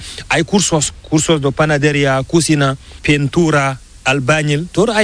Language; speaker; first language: Spanish; non-native, learner; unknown